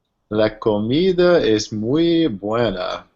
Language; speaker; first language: Spanish; non-native, learner; English